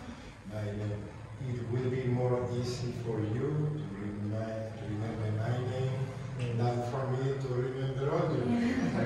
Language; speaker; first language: English; non-native, fluent; Spanish